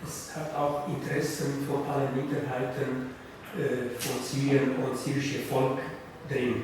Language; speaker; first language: German; non-native, fluent; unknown